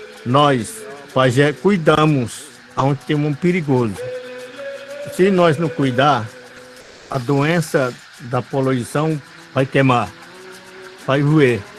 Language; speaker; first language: Portuguese; non-native, local second language; Yanomámi